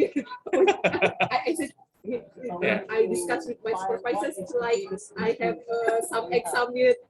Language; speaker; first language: English; non-native, learner; Indonesian